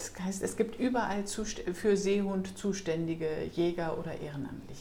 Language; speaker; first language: German; native; German